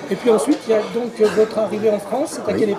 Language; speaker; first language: French; native; French